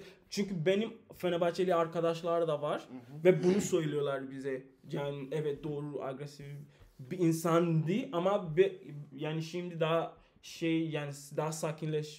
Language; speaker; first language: Turkish; non-native, learner; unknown